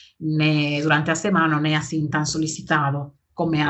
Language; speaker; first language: Portuguese; non-native, learner; Spanish